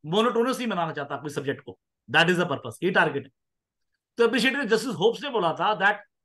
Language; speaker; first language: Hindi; non-native, local second language; Punjabi